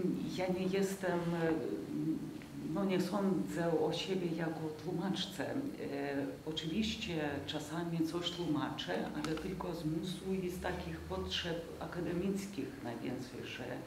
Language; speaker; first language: Polish; non-native, fluent; Lithuanian